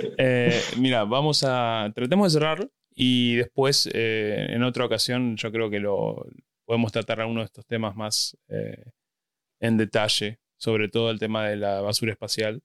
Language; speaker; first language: Spanish; native; Spanish